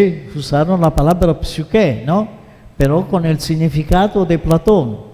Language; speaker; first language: Spanish; non-native, fluent; Italian